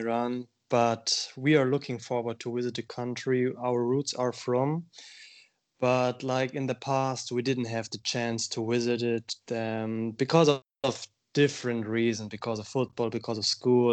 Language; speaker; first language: English; non-native, fluent; German